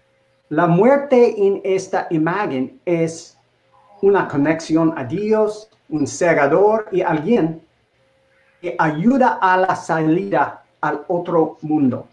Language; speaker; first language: Spanish; non-native, learner; English